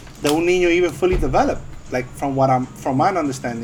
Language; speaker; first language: English; early bilingual, other home language; Spanish